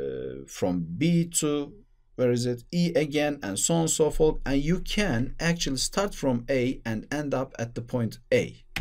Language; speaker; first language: English; non-native, fluent; Turkish